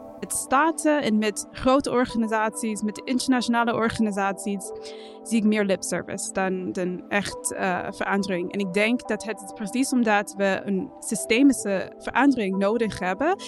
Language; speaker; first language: Dutch; non-native, fluent; English